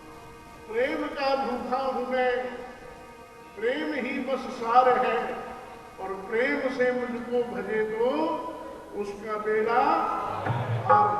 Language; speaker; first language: Hindi; native; Hindi